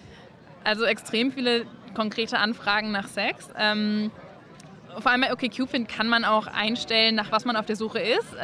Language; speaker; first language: German; native; German